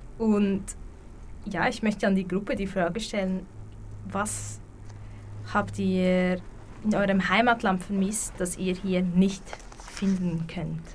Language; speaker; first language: German; native; German